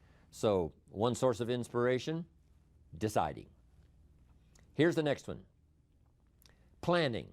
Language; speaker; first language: English; native; English